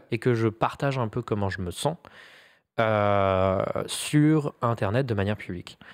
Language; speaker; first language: French; native; French